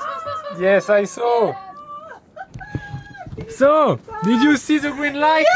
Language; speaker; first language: English; non-native, learner; French